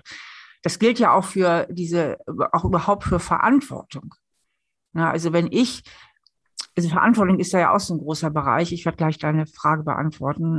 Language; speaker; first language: German; native; German